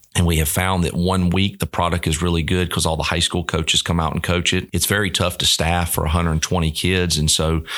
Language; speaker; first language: English; native; English